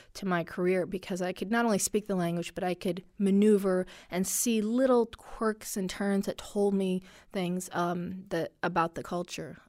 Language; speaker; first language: English; early bilingual, other home language; Arabic